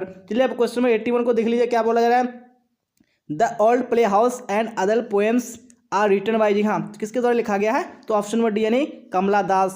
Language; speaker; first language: Hindi; native; Hindi